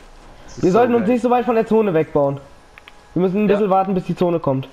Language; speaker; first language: German; native; German